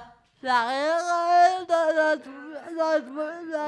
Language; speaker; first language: Spanish; non-native, learner; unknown